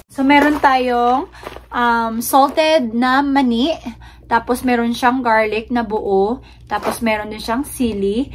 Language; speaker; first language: Filipino; non-native, local second language; Hiligaynon